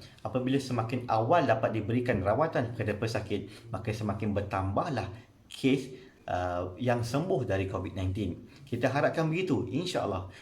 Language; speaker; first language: Malay; native; Malay